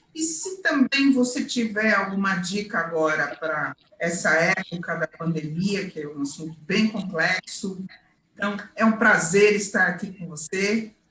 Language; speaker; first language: Portuguese; native; Portuguese